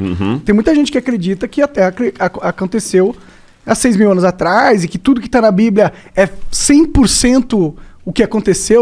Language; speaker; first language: Portuguese; native; Portuguese